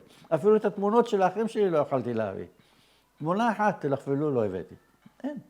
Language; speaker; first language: Hebrew; early bilingual, other home language; Arabic